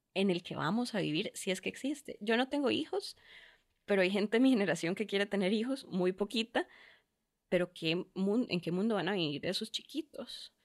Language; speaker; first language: Spanish; native; Spanish